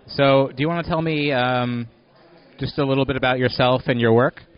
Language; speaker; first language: English; non-native, fluent; Spanish